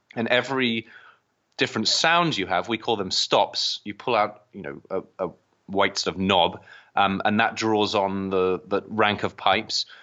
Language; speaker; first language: English; native; English